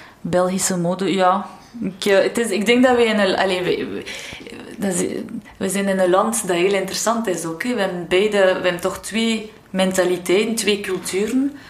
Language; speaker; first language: Dutch; non-native, local second language; French